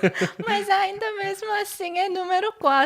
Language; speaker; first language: Portuguese; non-native, learner; Korean